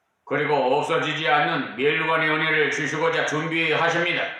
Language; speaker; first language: Korean; native; Korean